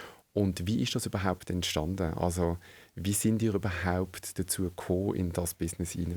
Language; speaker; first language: German; native; German